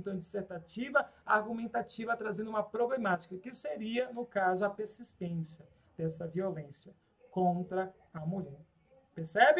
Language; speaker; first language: Portuguese; native; Portuguese